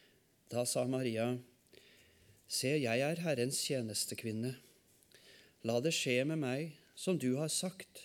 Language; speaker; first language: Norwegian; native; Norwegian